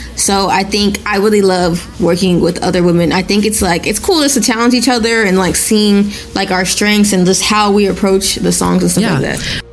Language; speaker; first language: English; non-native, local second language; Yoruba